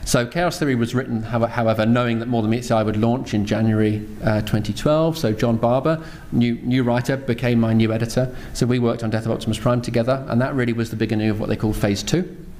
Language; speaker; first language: English; native; English